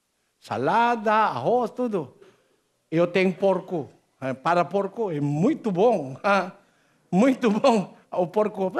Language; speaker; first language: Portuguese; non-native, learner; Filipino